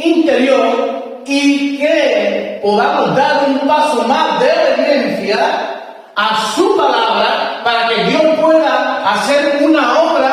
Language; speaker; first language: Spanish; native; Spanish